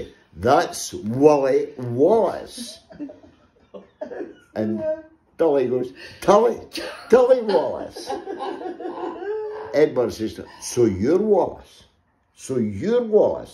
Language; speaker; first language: English; native; English